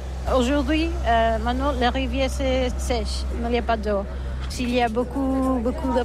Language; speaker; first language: French; non-native, learner; Catalan